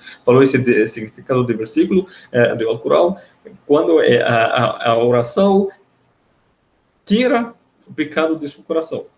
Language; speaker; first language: Portuguese; non-native, learner; Arabic